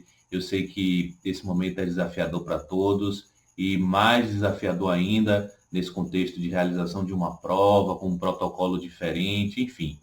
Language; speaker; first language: Portuguese; native; Portuguese